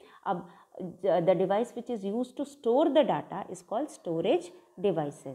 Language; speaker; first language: English; non-native, local second language; Hindi